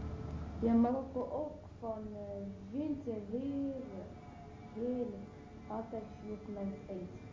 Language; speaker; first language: Dutch; non-native, learner; Arabic